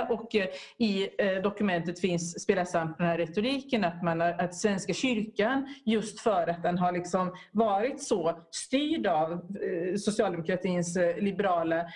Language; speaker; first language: Swedish; native; Swedish